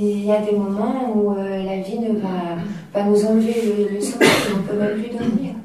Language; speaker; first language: French; native; French